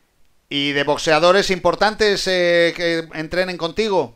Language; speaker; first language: Spanish; native; Spanish